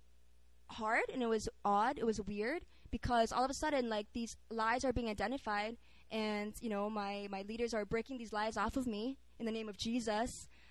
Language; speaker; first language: English; non-native, local second language; Korean